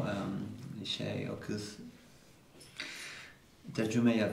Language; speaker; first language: Turkish; non-native, learner; Spanish